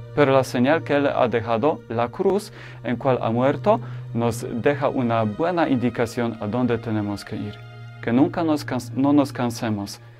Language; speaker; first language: Spanish; non-native, fluent; Polish